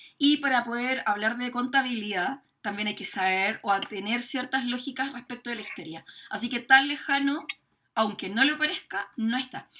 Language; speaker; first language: Spanish; native; Spanish